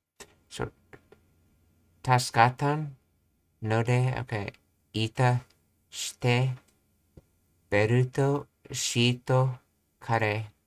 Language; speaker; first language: Japanese; non-native, learner; English